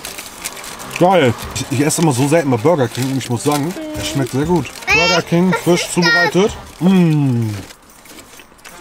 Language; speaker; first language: German; native; German